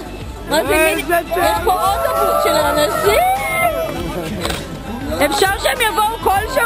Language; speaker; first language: Hebrew; native; Hebrew